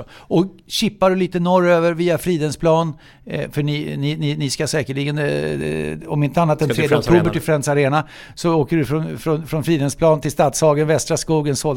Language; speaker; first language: Swedish; native; Swedish